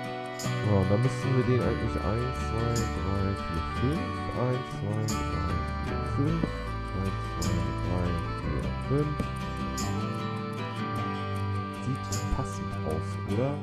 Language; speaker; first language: German; native; German